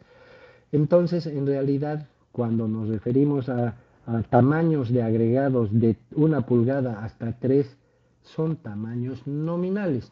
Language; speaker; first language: Spanish; native; Spanish